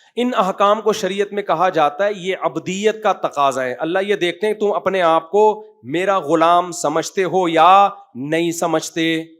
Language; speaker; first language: Urdu; native; Urdu